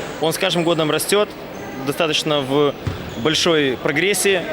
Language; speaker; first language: Russian; native; Russian